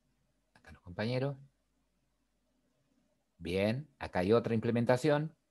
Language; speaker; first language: Spanish; native; Spanish